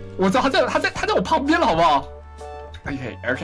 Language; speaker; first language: Chinese; native; Chinese